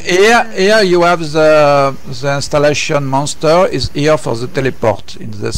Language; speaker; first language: English; non-native, learner; French